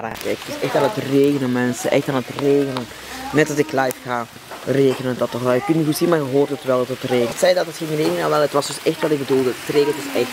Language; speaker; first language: Dutch; native; Dutch